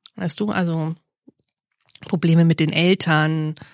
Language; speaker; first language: German; native; German